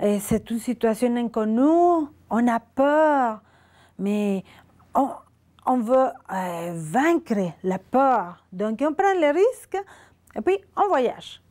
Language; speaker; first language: French; non-native, learner; Spanish